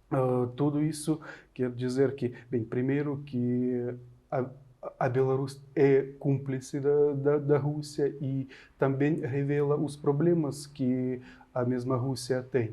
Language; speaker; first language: Portuguese; non-native, fluent; Ukrainian